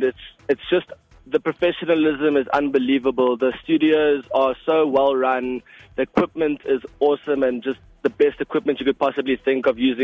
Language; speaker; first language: English; non-native, local second language; Afrikaans